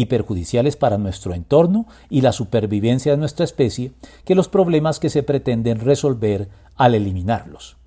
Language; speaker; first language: Spanish; native; Spanish